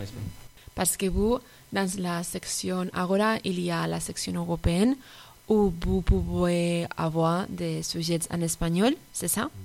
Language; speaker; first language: French; non-native, fluent; Spanish